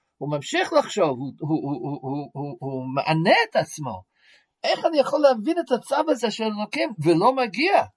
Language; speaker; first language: Hebrew; non-native, fluent; English